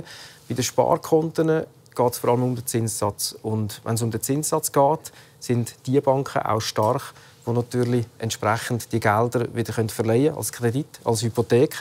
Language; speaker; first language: German; native; German